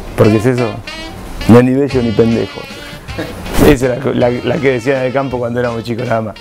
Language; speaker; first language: Spanish; native; Spanish